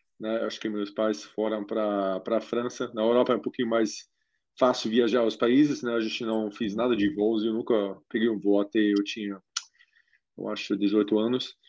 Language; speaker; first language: Portuguese; non-native, fluent; German